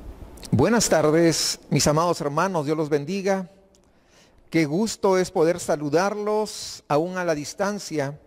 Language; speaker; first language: Spanish; native; Spanish